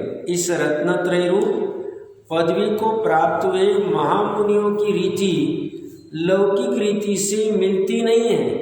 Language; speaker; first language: Hindi; native; Hindi